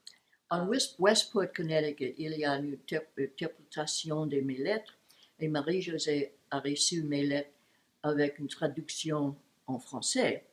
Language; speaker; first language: French; non-native, learner; English